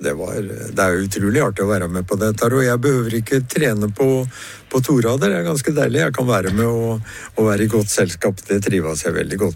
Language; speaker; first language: Norwegian; native; Norwegian